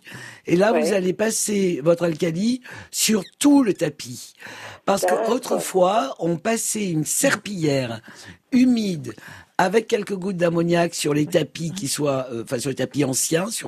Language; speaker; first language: French; native; French